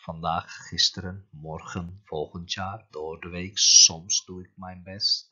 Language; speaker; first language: Dutch; non-native, fluent; Turkish